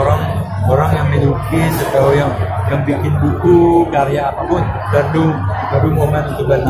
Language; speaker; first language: Indonesian; non-native, fluent; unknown